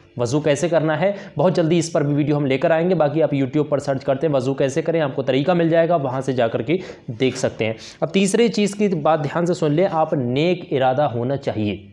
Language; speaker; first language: Urdu; native; Urdu